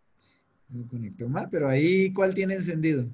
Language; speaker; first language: Spanish; native; Spanish